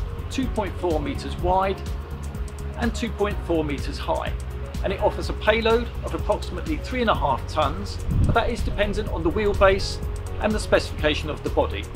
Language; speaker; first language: English; native; English